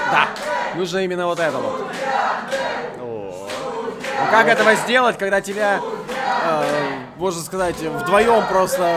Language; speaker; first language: Russian; native; Russian